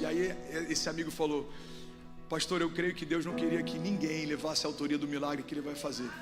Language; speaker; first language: Portuguese; native; Portuguese